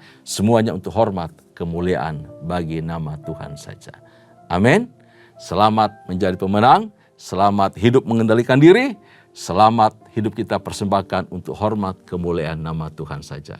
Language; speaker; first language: Indonesian; native; Indonesian